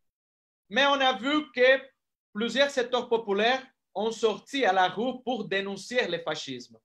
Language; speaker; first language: French; non-native, fluent; Portuguese